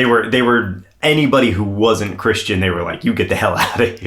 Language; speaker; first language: English; native; English